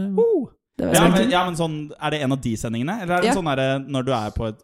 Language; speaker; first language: Norwegian; native; Norwegian